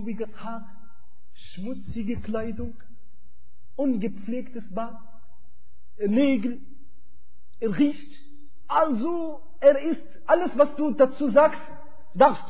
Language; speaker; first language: German; non-native, fluent; Arabic